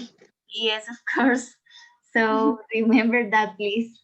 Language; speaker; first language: English; non-native, learner; Spanish